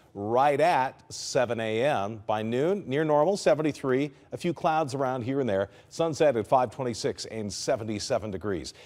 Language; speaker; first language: English; native; English